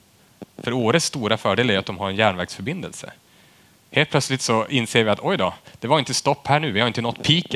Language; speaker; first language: Swedish; native; Swedish